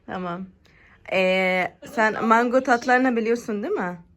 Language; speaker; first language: Turkish; non-native, learner; Arabic